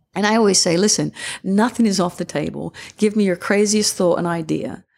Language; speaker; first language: English; native; English